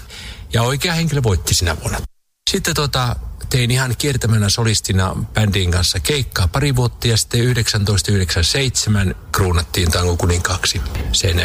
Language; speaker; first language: Finnish; native; Finnish